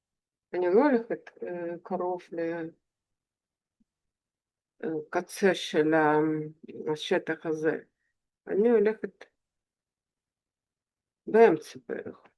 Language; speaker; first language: Hebrew; non-native, fluent; Russian